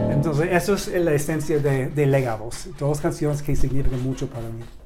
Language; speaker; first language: Spanish; non-native, learner; English